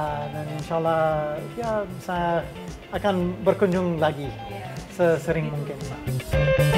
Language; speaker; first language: Indonesian; non-native, fluent; English